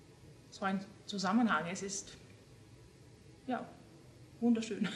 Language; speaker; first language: German; non-native, fluent; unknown